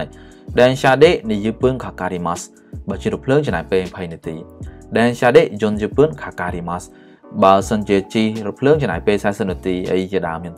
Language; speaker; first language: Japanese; non-native, learner; Khmer